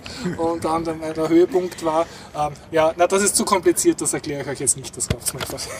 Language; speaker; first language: German; native; German